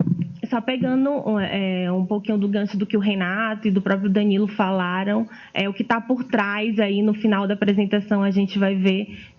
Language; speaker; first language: Portuguese; native; Portuguese